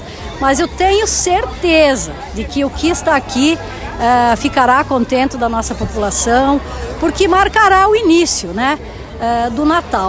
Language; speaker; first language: Portuguese; native; Portuguese